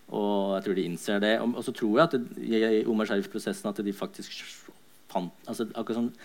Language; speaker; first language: Norwegian; early bilingual, other home language; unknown